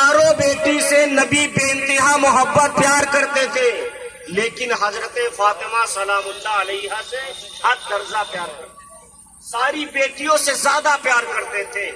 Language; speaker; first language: Urdu; native; Urdu